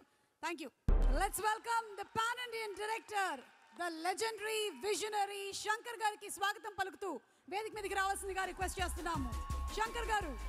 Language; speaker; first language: Telugu; native; Telugu